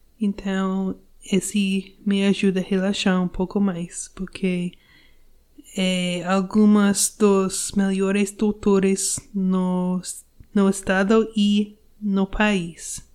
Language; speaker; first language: Portuguese; non-native, learner; English